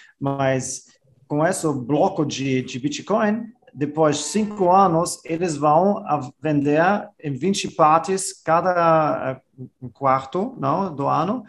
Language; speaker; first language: Portuguese; non-native, fluent; German